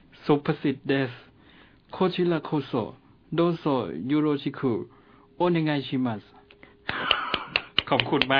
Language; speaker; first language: Japanese; non-native, learner; Thai